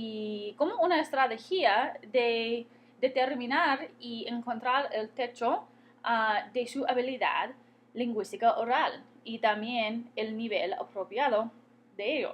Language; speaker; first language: Spanish; non-native, fluent; English